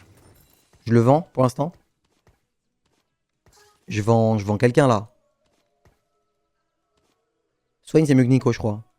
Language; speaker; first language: French; native; French